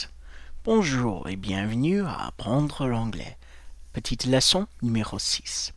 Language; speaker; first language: French; non-native, fluent; English